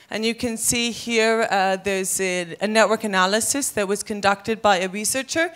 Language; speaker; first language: English; native; English